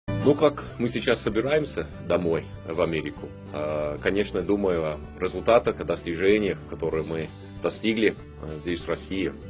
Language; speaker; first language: Russian; non-native, fluent; English